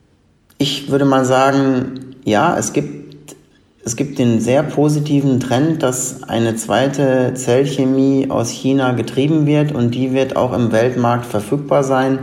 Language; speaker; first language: German; native; German